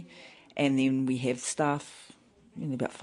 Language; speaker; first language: English; native; English